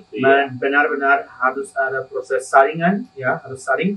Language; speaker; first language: Indonesian; non-native, learner; Spanish